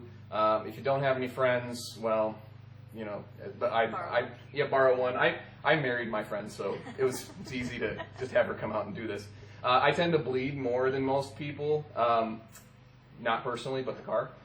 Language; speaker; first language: English; native; English